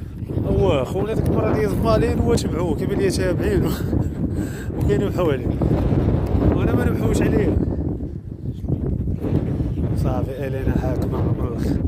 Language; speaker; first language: Arabic; native; Arabic